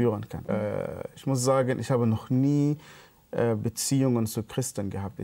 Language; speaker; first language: German; non-native, fluent; Arabic